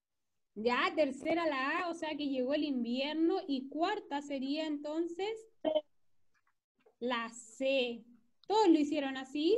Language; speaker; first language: Spanish; native; Spanish